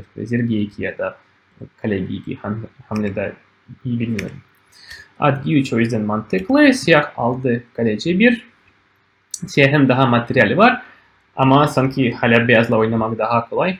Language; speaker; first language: Turkish; non-native, fluent; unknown